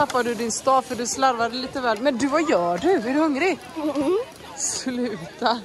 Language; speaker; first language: Swedish; native; Swedish